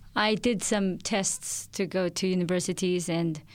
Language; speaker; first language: English; non-native, local second language; Filipino